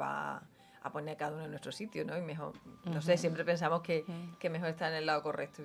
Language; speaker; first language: Spanish; native; Spanish